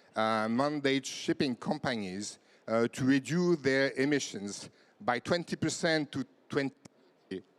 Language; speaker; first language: English; non-native, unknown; French